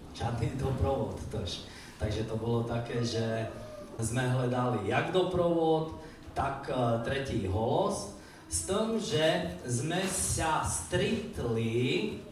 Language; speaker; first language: Slovak; non-native, local second language; Rusyn